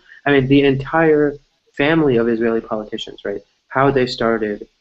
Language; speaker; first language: English; early bilingual, other home language; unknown